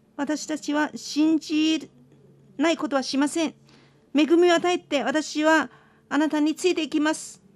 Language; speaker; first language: Japanese; non-native, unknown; Chinese